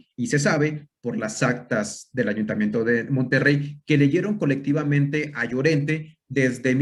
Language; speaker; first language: Spanish; native; Spanish